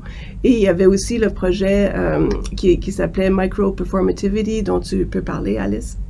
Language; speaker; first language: French; native; French